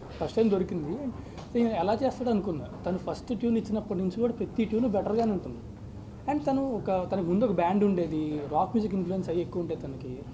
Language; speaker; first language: Telugu; native; Telugu